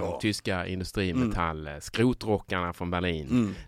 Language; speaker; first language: Swedish; native; Swedish